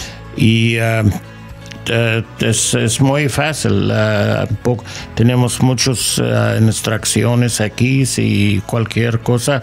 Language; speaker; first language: Spanish; non-native, fluent; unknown